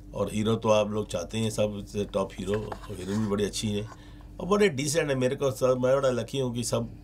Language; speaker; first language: Hindi; native; Hindi